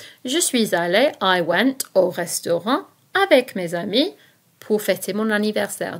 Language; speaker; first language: French; non-native, fluent; English